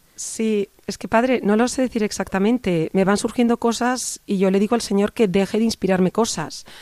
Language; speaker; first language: Spanish; native; Spanish